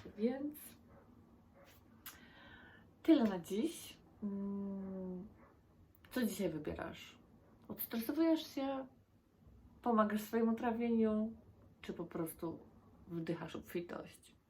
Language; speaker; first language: Polish; native; Polish